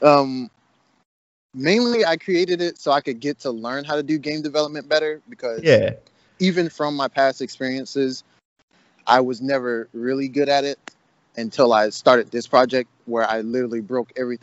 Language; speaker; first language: English; native; English